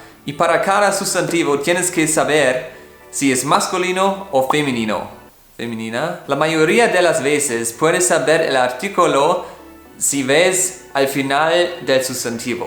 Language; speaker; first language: Spanish; non-native, fluent; German